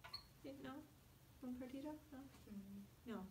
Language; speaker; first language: Spanish; non-native, fluent; English